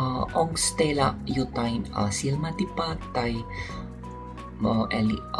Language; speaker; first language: Finnish; non-native, learner; Filipino